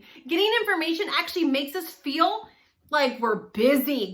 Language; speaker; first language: English; native; English